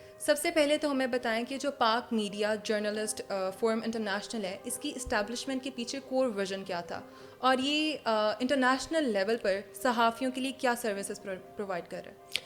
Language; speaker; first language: Urdu; native; Urdu